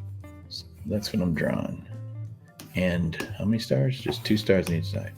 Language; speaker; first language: English; native; English